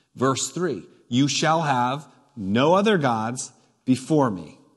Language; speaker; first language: English; native; English